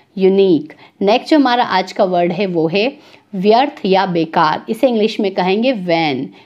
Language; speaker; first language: Hindi; native; Hindi